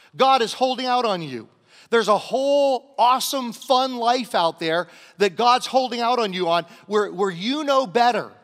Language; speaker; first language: English; native; English